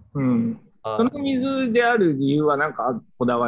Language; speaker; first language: Japanese; native; Japanese